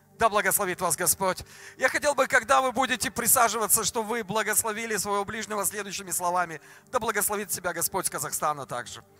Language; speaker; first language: Russian; native; Russian